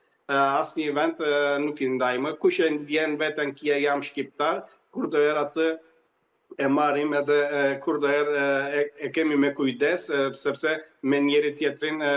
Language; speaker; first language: Albanian; early bilingual, heritage; Albanian